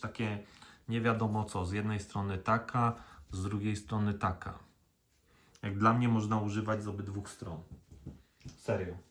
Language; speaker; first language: Polish; native; Polish